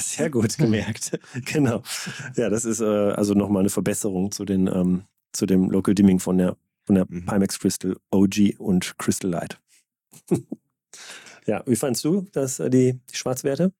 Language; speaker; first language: German; native; German